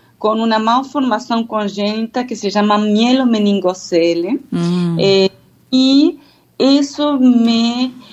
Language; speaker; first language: Portuguese; non-native, fluent; Spanish